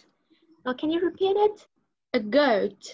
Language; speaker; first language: English; non-native, learner; Vietnamese